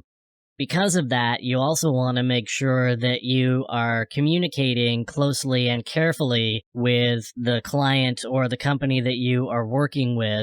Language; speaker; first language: English; native; English